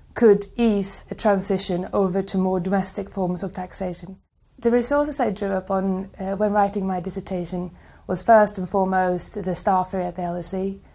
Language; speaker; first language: English; non-native, fluent; Swedish